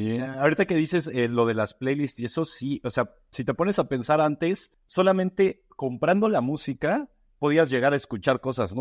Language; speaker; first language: Spanish; native; Spanish